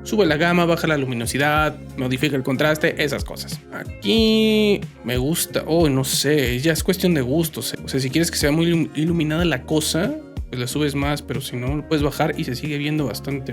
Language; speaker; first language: Spanish; native; Spanish